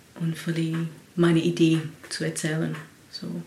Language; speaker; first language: German; non-native, learner; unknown